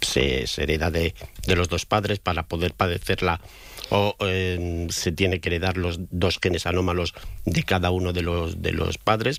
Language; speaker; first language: Spanish; native; Spanish